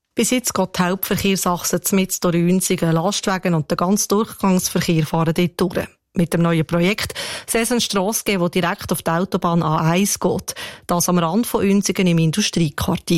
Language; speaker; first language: German; native; German